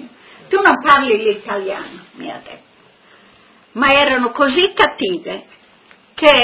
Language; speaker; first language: Italian; non-native, local second language; Friulian